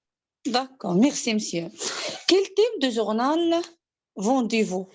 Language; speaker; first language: French; non-native, learner; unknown